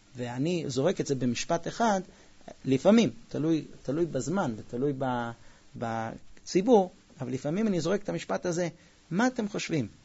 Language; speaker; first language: Hebrew; non-native, fluent; English